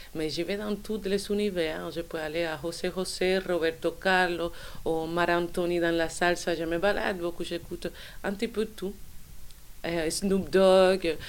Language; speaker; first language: French; non-native, fluent; Spanish